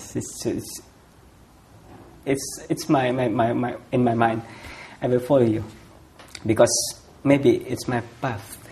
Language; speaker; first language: English; non-native, fluent; Indonesian